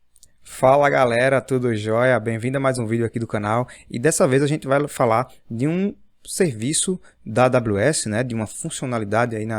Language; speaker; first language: Portuguese; native; Portuguese